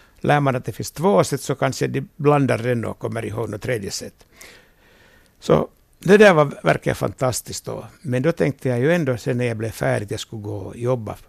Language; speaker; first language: Swedish; native; Swedish